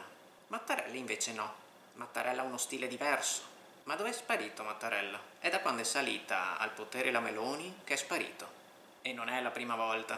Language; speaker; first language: Italian; native; Italian